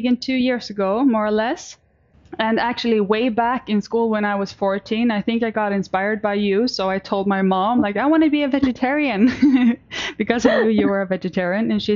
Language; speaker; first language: English; non-native, fluent; Swedish